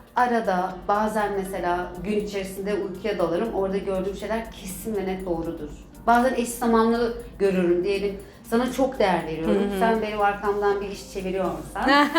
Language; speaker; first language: Turkish; early bilingual, heritage; Turkish